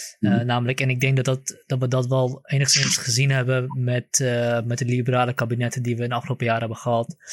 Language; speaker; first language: Dutch; early bilingual, other home language; Kurdish